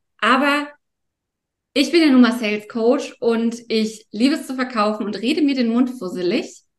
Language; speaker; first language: German; native; German